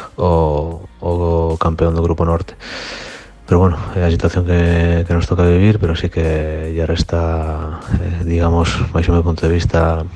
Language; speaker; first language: Galician; non-native, local second language; Spanish